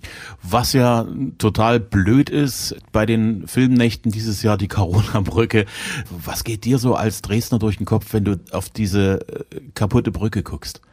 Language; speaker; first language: German; native; German